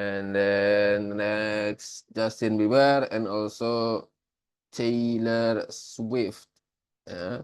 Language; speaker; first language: English; non-native, learner; Indonesian